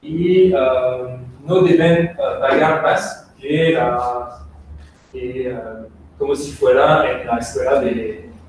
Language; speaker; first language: Spanish; non-native, learner; French